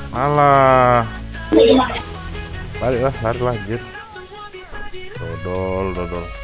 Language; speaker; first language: Indonesian; native; Indonesian